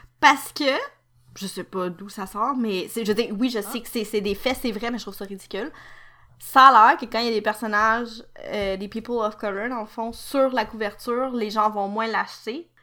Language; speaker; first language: French; native; French